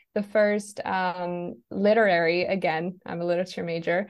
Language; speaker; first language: English; non-native, fluent; Italian